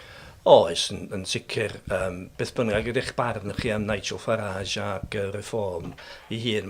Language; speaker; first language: Welsh; native; Welsh